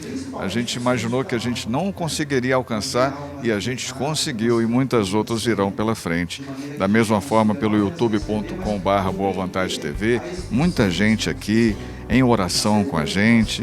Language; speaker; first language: Portuguese; native; Portuguese